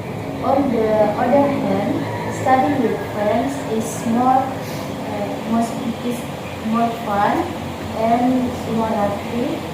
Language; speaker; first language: English; non-native, fluent; Indonesian